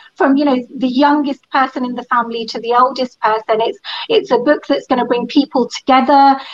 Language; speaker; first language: English; native; English